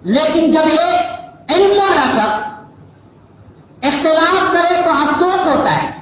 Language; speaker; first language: Urdu; native; Urdu